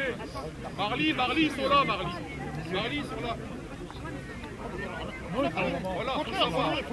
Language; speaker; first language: French; native; French